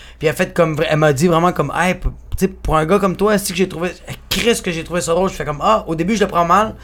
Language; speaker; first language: French; early bilingual, other home language; Spanish